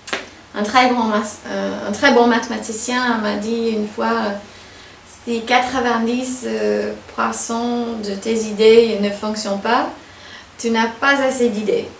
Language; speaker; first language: French; non-native, fluent; English